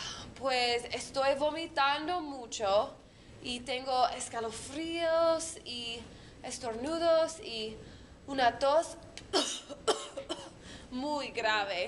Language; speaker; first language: Spanish; non-native, learner; English